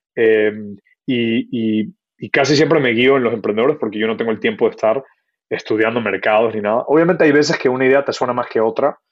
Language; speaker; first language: Spanish; native; Spanish